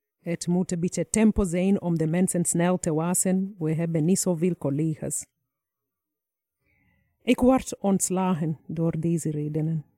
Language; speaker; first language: Dutch; non-native, fluent; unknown